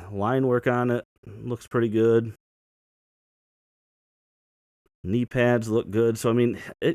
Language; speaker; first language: English; native; English